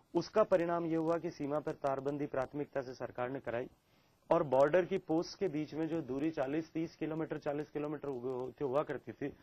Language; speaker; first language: Hindi; native; Hindi